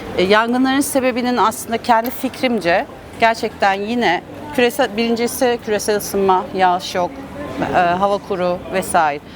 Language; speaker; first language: Turkish; native; Turkish